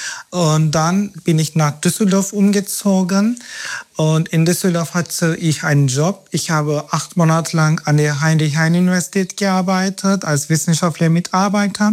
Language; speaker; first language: German; non-native, fluent; Turkish